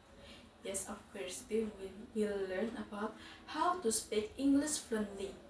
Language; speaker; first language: English; non-native, fluent; Indonesian